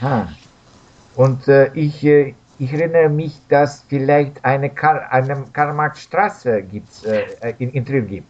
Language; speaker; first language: German; non-native, fluent; Russian